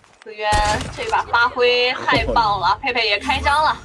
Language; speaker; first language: Chinese; native; Chinese